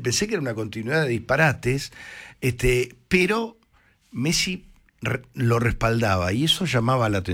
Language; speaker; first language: Spanish; native; Spanish